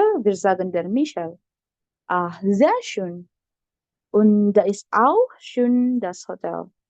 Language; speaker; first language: German; non-native, fluent; Indonesian